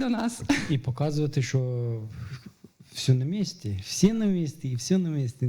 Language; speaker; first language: Ukrainian; non-native, fluent; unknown